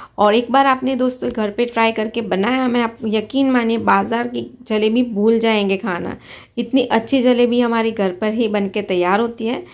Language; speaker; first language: Hindi; non-native, local second language; Gujarati